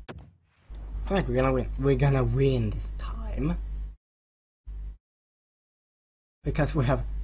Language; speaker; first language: English; non-native, learner; Swedish